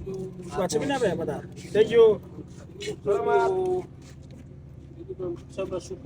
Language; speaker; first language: Filipino; non-native, learner; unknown